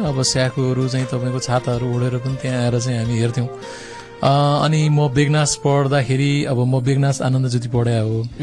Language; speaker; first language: Nepali; non-native, local second language; Gurung